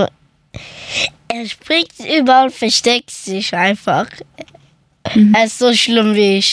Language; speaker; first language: German; early bilingual, other home language; Persian